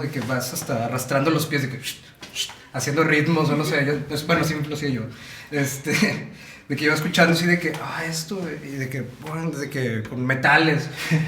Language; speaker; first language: Spanish; native; Spanish